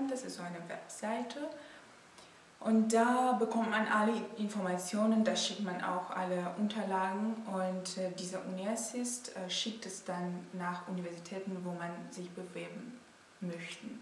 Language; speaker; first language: German; non-native, fluent; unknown